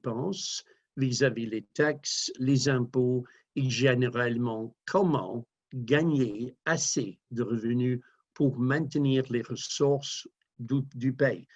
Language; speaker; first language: French; non-native, fluent; English